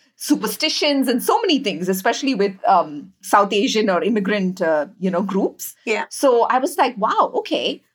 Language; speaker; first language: English; non-native, local second language; Kannada